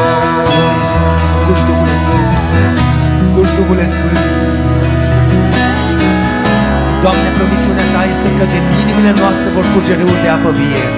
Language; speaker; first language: Romanian; native; Romanian